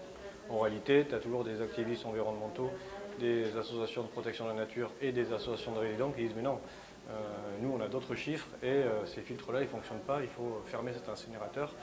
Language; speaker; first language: French; native; French